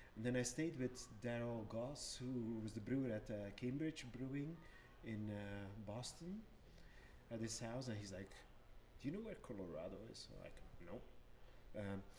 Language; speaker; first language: English; non-native, fluent; Dutch